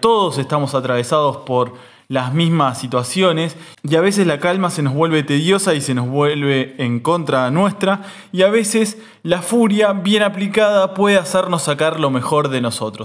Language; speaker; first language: Spanish; native; Spanish